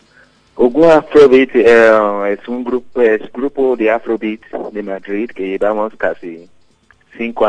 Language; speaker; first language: Spanish; non-native, learner; Yoruba